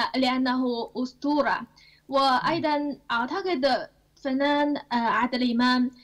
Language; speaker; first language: Arabic; non-native, learner; Chinese